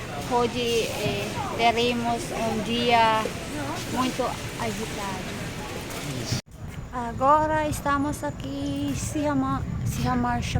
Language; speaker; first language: Portuguese; non-native, learner; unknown